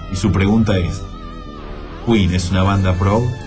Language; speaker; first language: Spanish; native; Spanish